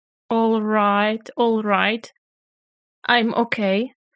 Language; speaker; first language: English; non-native, fluent; Polish